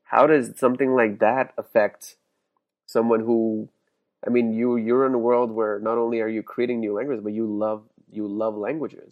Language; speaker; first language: English; non-native, local second language; Hindi